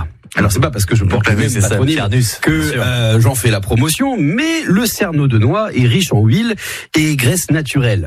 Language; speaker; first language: French; native; French